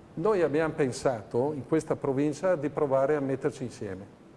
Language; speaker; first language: Italian; native; Italian